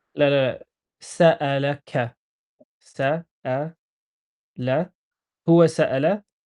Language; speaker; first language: Arabic; non-native, fluent; English